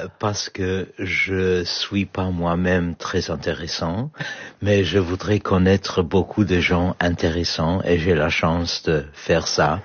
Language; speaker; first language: French; non-native, fluent; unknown